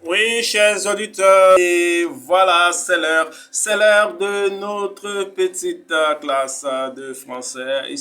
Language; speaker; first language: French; non-native, fluent; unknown